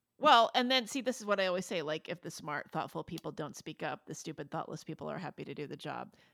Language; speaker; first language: English; native; English